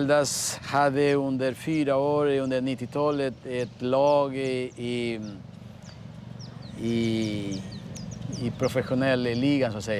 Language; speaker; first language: Swedish; early bilingual, heritage; Swedish